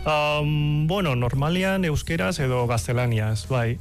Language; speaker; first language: Basque; non-native, fluent; Cantonese